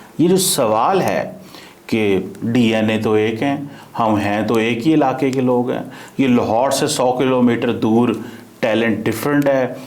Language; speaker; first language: Urdu; non-native, local second language; Punjabi